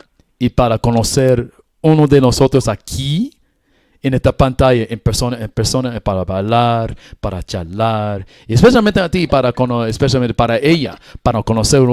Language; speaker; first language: Spanish; non-native, learner; English